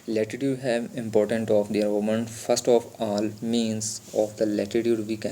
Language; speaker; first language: English; non-native, local second language; Punjabi